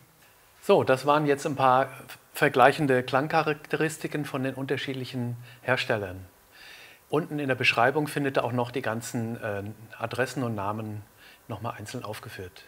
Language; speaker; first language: German; native; German